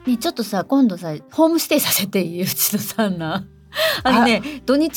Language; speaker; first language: Japanese; native; Japanese